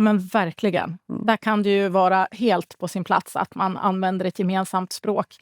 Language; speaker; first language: Swedish; native; Swedish